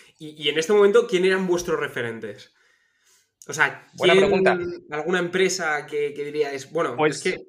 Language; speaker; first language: Spanish; native; Spanish